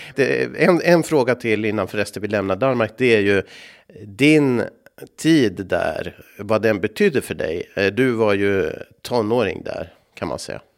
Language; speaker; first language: Swedish; native; Swedish